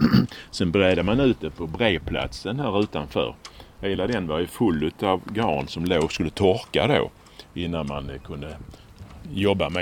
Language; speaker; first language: Swedish; native; Swedish